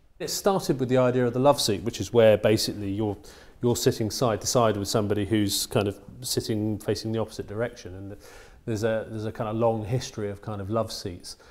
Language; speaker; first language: English; native; English